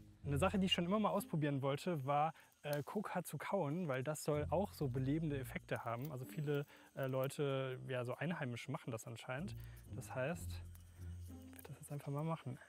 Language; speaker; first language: German; native; German